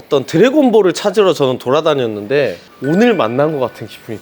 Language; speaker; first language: Korean; native; Korean